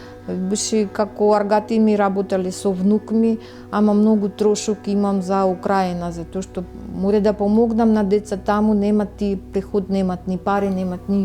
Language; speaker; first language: Macedonian; non-native, learner; Russian